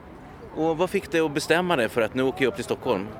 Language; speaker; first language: Swedish; native; Swedish